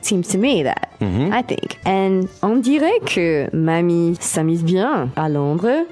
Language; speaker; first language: French; non-native, fluent; English